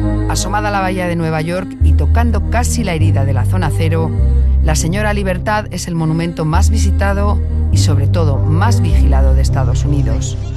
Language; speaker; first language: Spanish; native; Spanish